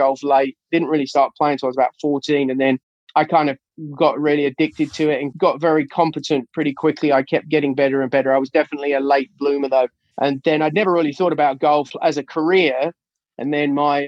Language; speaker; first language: English; native; English